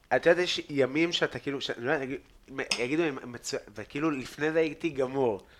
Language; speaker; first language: Hebrew; native; Hebrew